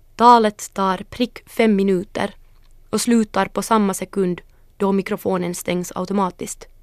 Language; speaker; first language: Swedish; early bilingual, other home language; Northern Sami